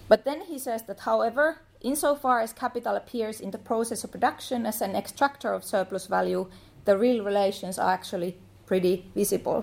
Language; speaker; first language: English; non-native, fluent; Finnish